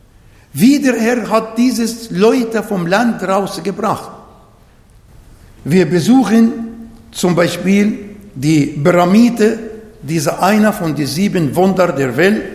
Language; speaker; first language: German; non-native, learner; Arabic